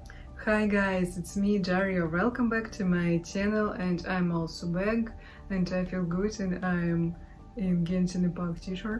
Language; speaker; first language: English; non-native, learner; Russian